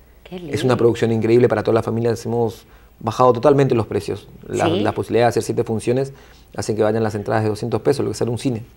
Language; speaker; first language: Spanish; native; Spanish